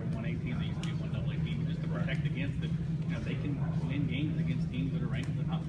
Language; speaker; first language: English; native; English